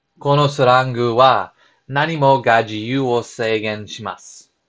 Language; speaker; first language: Japanese; non-native, learner; English